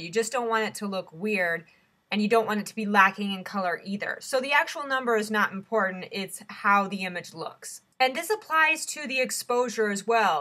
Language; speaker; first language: English; native; English